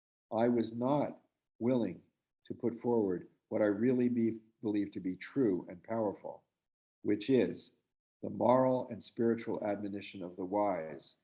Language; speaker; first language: English; native; English